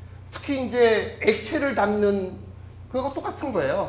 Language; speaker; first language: Korean; native; Korean